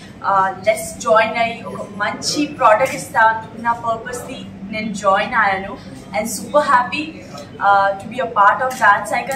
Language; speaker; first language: Telugu; non-native, fluent; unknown